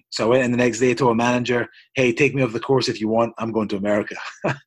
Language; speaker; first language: English; native; English